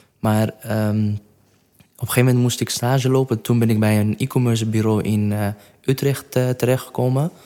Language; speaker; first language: Dutch; non-native, fluent; Kurdish